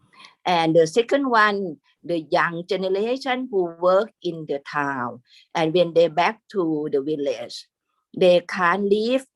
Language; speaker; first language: English; non-native, fluent; Thai